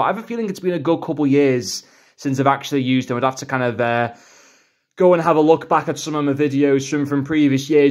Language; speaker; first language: English; native; English